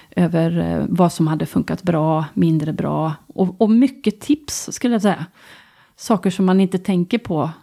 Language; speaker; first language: Swedish; native; Swedish